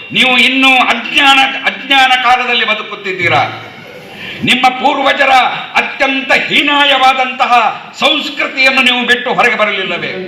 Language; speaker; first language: Kannada; native; Kannada